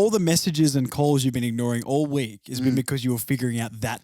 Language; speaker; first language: English; native; English